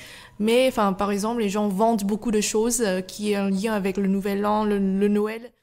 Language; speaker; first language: French; non-native, fluent; Vietnamese